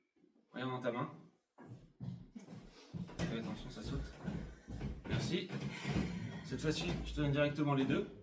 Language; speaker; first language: French; native; French